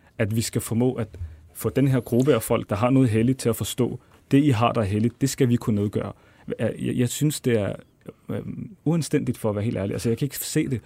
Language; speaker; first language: Danish; early bilingual, other home language; Arabic